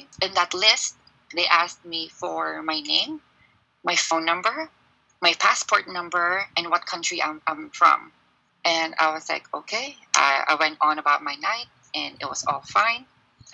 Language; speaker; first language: English; non-native, local second language; Filipino